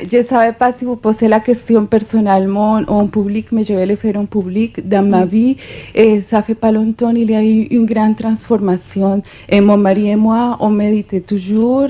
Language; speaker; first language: French; non-native, fluent; Spanish